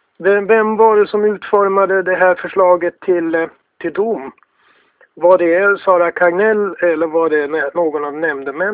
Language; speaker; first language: Swedish; native; Swedish